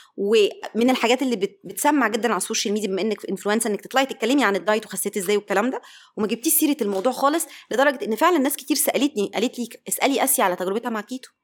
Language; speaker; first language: Arabic; native; Arabic